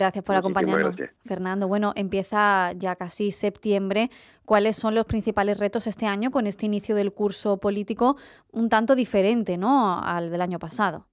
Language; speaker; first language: Spanish; native; Spanish